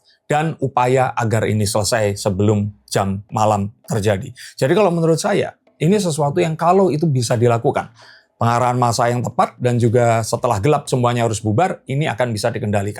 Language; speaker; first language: Indonesian; native; Indonesian